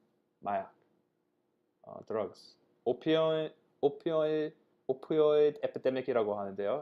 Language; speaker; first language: Korean; non-native, fluent; English